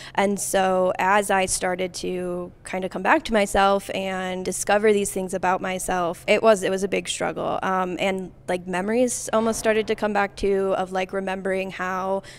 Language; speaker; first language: English; native; English